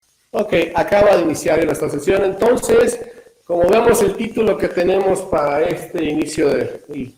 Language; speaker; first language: Spanish; native; Spanish